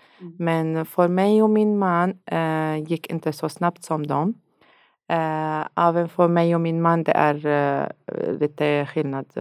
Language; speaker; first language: Swedish; non-native, learner; Arabic